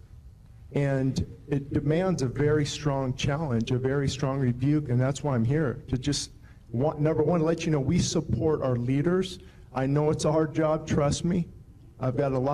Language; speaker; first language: English; native; English